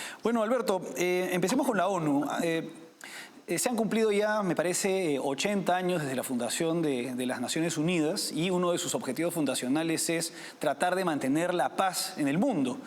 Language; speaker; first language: Spanish; native; Spanish